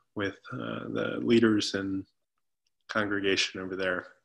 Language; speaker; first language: English; native; English